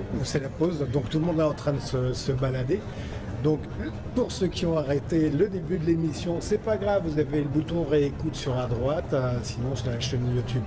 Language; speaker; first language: French; native; French